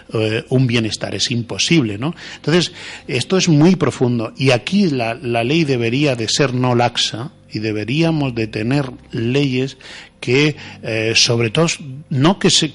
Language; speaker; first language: Spanish; native; Spanish